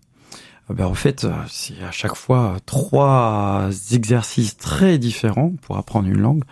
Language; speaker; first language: French; native; French